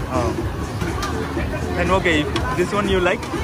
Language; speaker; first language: English; non-native, learner; Tamil